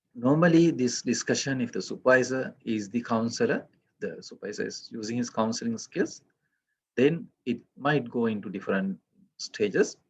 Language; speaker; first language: English; non-native, local second language; Sinhala